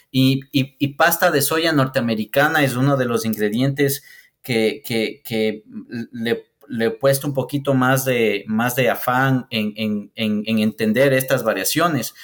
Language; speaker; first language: Spanish; native; Spanish